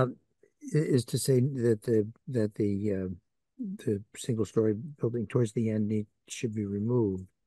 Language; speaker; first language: English; native; English